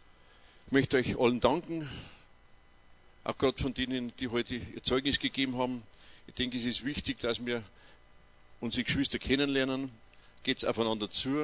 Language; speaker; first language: German; native; German